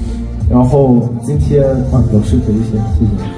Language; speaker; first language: Chinese; non-native, fluent; Thai